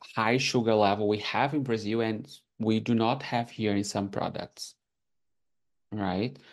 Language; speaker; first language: English; non-native, fluent; Portuguese